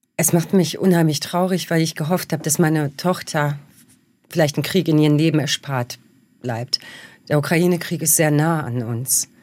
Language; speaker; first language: German; early bilingual, other home language; Bosnian